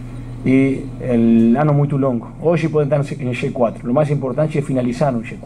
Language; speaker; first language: Portuguese; non-native, fluent; Spanish